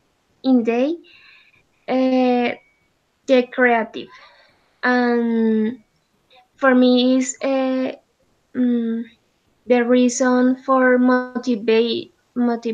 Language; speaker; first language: English; non-native, learner; Spanish